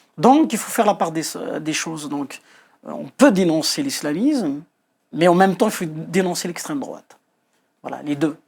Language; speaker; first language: French; non-native, local second language; Kabyle